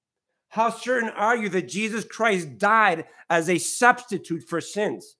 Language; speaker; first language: English; native; English